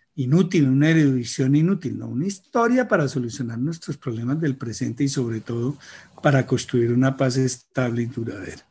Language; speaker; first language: Spanish; native; Spanish